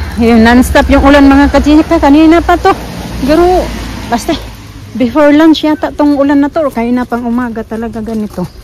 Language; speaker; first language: Filipino; non-native, local second language; Cebuano